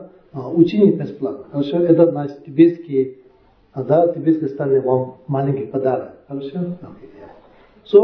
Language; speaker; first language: Russian; non-native, learner; Tibetan